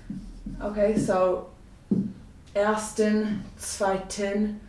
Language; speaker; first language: German; non-native, fluent; English